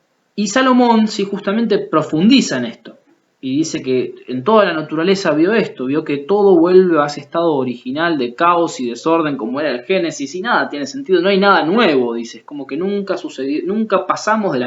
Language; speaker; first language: Spanish; native; Spanish